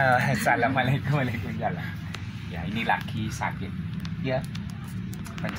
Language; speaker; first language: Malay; non-native, local second language; Javanese